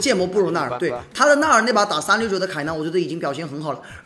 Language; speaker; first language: Chinese; native; Chinese